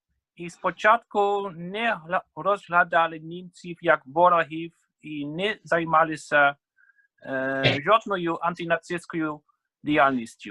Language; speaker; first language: Ukrainian; non-native, fluent; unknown